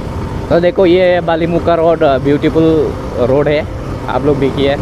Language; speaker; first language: Hindi; non-native, learner; Bodo